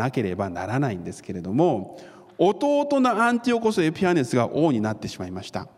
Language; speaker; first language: Japanese; non-native, fluent; Korean